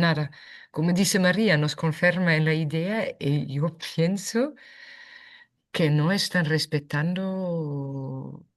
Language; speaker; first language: Spanish; non-native, fluent; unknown